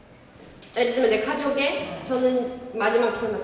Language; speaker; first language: Korean; non-native, learner; Portuguese